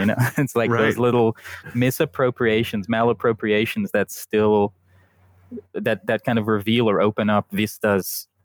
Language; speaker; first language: English; non-native, fluent; Dutch